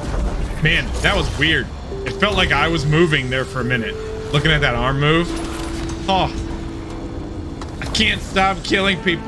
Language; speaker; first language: English; native; English